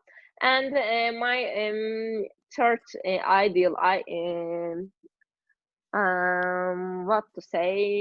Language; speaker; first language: English; non-native, learner; Turkish